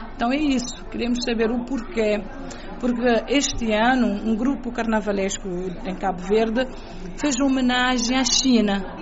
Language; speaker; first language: Portuguese; non-native, local second language; Kabuverdianu